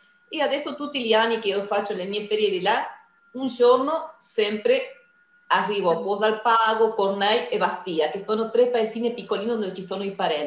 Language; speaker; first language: Italian; non-native, fluent; Spanish